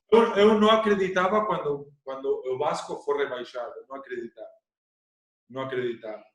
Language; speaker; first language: Portuguese; non-native, learner; Spanish